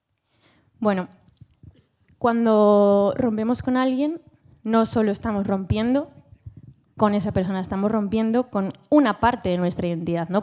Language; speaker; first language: Spanish; native; Spanish